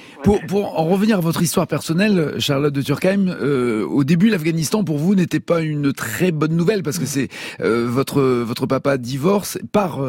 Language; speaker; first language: French; native; French